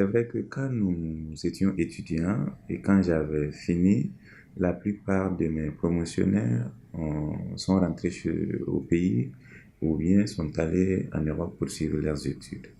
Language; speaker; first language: French; non-native, local second language; Mossi